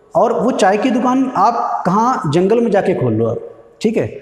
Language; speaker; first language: Hindi; native; Hindi